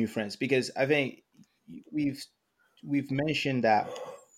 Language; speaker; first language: English; non-native, local second language; Yoruba